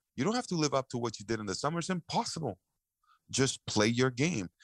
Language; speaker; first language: English; early bilingual, other home language; Spanish